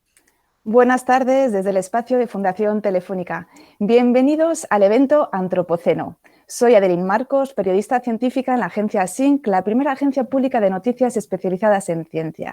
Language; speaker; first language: Spanish; native; Spanish